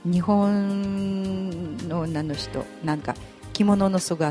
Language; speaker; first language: Japanese; non-native, fluent; Russian